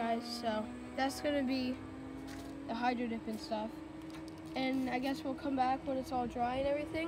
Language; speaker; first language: English; native; English